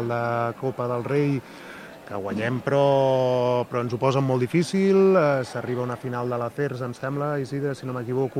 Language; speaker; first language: Catalan; native; Catalan